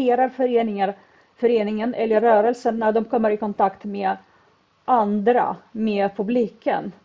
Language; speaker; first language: Swedish; non-native, fluent; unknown